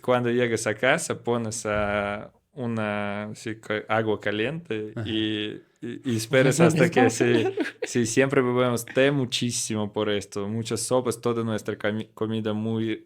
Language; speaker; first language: Spanish; non-native, learner; Russian